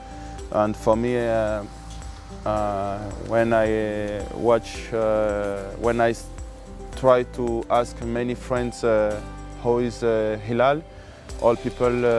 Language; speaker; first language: English; non-native, learner; French